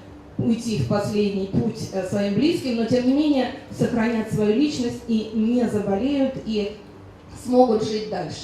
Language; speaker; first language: Russian; native; Russian